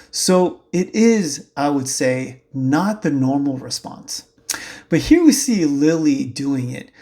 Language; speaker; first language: English; native; English